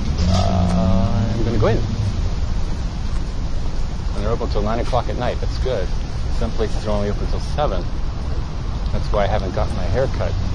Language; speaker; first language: English; native; English